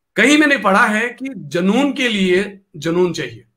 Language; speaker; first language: Hindi; non-native, local second language; Kashmiri